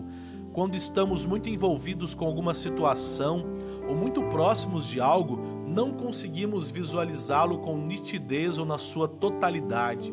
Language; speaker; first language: Portuguese; native; Portuguese